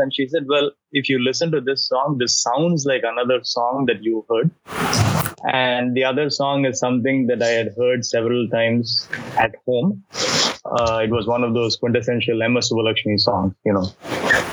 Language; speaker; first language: English; non-native, local second language; Tamil